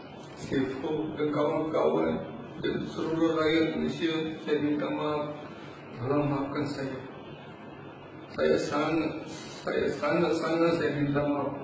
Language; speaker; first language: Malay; non-native, learner; Bangla